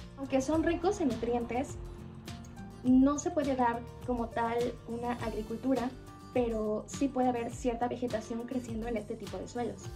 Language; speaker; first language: Spanish; native; Spanish